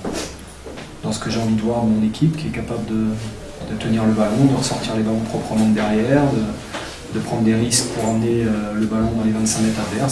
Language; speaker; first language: French; native; French